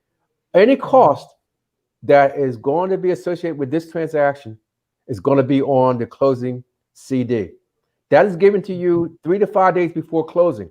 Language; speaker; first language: English; native; English